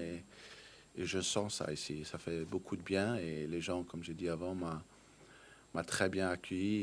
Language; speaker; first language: French; non-native, fluent; Danish